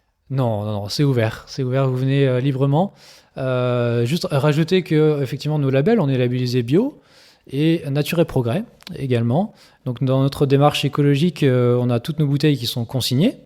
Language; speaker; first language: French; native; French